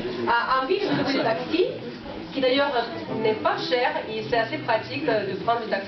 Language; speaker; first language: French; non-native, fluent; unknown